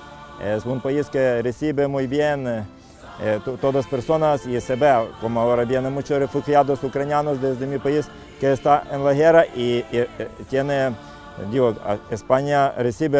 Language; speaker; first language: Spanish; non-native, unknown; Ukrainian